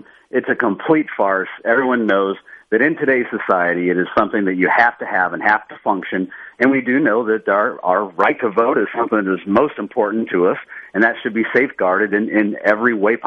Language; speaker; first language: English; native; English